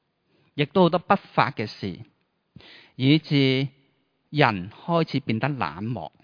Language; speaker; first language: Chinese; native; Chinese